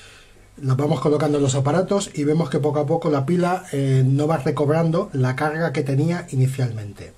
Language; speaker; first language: Spanish; native; Spanish